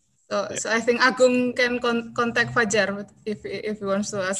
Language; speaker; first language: English; non-native, fluent; Indonesian